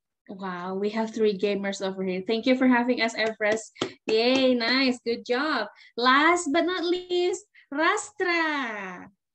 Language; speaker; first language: English; non-native, fluent; Indonesian